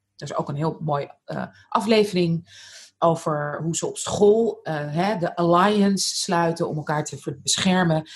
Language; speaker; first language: Dutch; early bilingual, other home language; Arabic